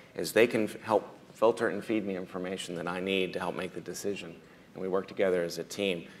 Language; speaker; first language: English; native; English